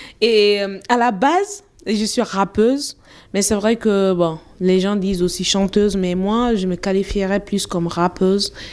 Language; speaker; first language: French; non-native, local second language; Bambara